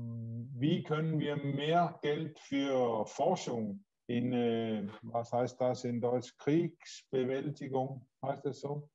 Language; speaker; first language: German; non-native, learner; Danish